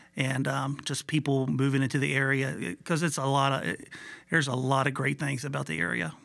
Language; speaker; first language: English; native; English